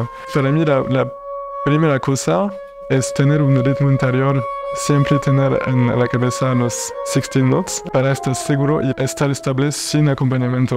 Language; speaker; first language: Spanish; non-native, fluent; French